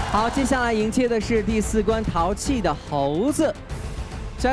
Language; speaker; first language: Chinese; native; Chinese